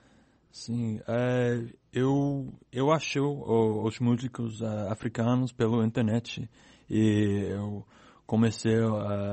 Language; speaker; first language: Portuguese; non-native, learner; English